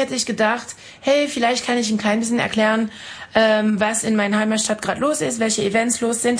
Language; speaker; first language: German; non-native, fluent; French